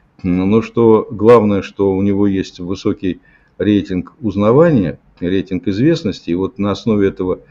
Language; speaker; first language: Russian; native; Russian